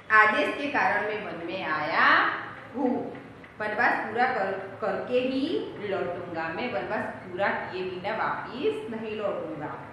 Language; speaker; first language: Hindi; non-native, local second language; Gujarati